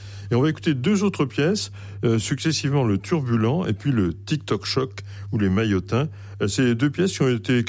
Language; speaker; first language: French; native; French